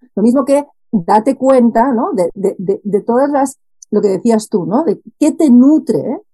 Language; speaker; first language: Spanish; native; Spanish